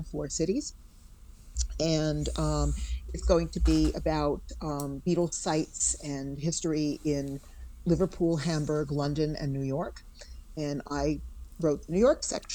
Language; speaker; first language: English; native; English